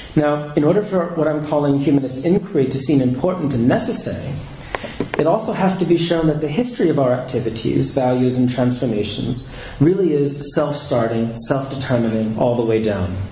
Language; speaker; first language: English; native; English